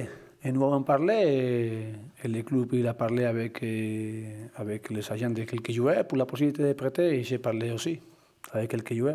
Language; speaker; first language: French; non-native, learner; Spanish